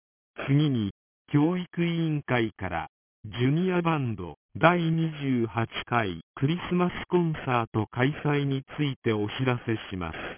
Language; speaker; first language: Japanese; native; Japanese